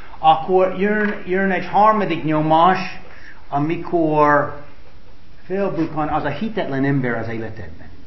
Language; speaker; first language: Hungarian; non-native, fluent; English